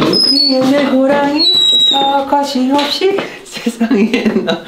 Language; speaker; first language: Korean; non-native, fluent; Thai